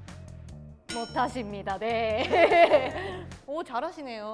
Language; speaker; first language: Korean; native; Korean